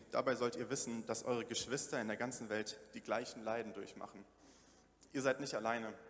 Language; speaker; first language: German; native; German